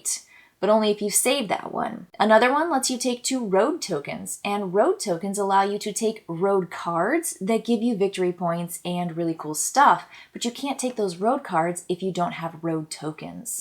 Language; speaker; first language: English; native; English